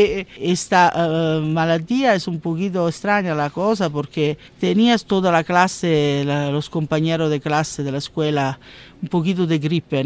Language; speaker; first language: Spanish; non-native, learner; Italian